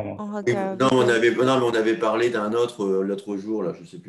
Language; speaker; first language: French; native; French